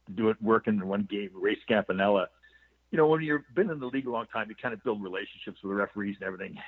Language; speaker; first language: English; native; English